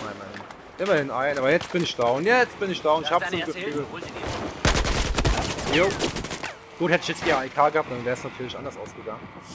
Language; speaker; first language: German; native; German